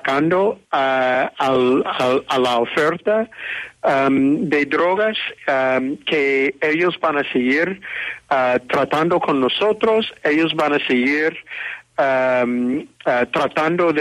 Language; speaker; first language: Spanish; non-native, fluent; English